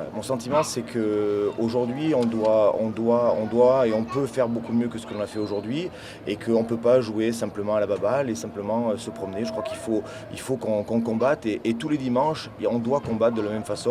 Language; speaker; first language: French; native; French